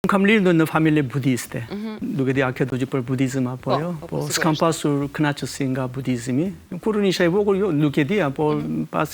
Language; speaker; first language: Albanian; non-native, fluent; Korean